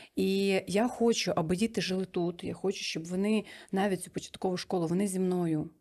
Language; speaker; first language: Ukrainian; native; Ukrainian